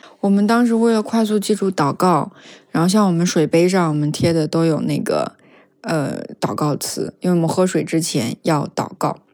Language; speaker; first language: Chinese; native; Chinese